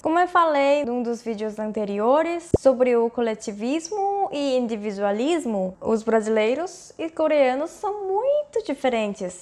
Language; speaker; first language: Portuguese; non-native, fluent; Korean